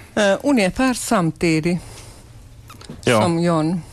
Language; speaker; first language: Swedish; non-native, local second language; Finnish